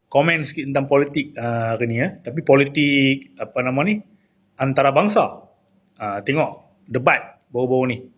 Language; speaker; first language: Malay; native; Malay